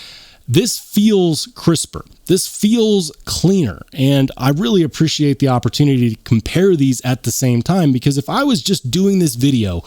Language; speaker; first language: English; native; English